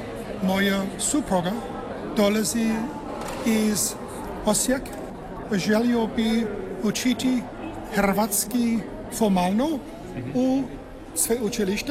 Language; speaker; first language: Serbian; non-native, learner; English